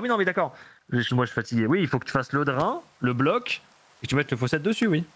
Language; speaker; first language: French; native; French